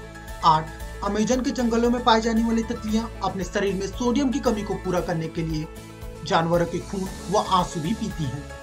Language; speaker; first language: Hindi; native; Hindi